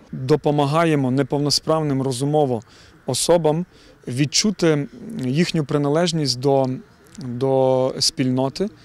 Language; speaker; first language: Ukrainian; native; Ukrainian